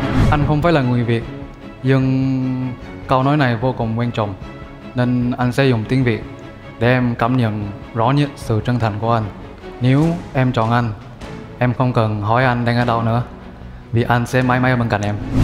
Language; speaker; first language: Vietnamese; non-native, fluent; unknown